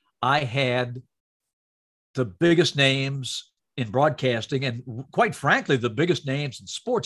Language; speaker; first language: English; native; English